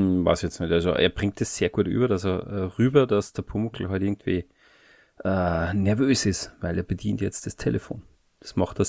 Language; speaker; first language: German; native; German